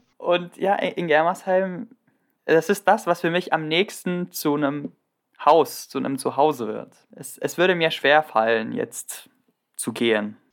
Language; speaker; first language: German; early bilingual, heritage; Greek